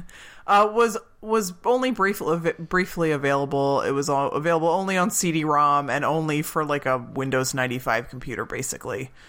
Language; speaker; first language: English; native; English